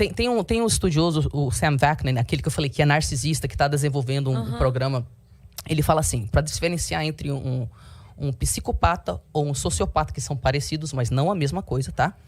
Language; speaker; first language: Portuguese; early bilingual, heritage; Portuguese